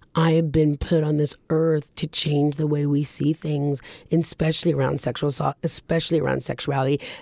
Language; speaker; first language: English; early bilingual, other home language; Japanese